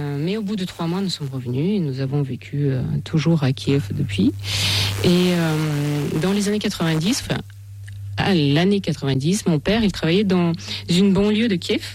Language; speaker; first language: French; non-native, fluent; Russian